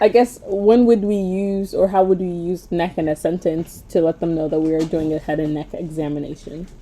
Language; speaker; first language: English; early bilingual, other home language; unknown